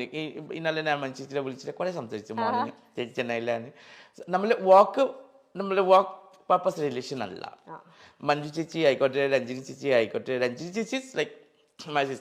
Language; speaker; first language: Malayalam; non-native, local second language; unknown